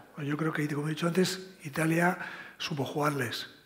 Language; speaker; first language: Spanish; native; Spanish